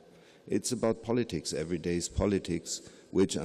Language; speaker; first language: English; non-native, fluent; German